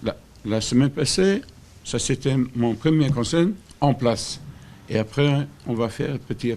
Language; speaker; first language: French; non-native, fluent; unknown